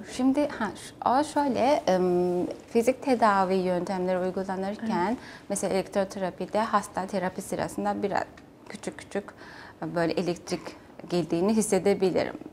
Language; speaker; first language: Turkish; non-native, fluent; Mongolian